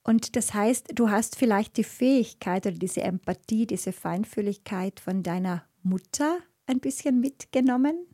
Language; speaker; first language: German; native; German